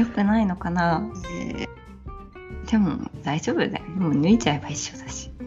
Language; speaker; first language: Japanese; native; Japanese